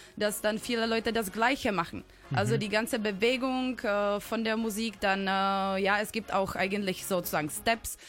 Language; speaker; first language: English; non-native, fluent; Czech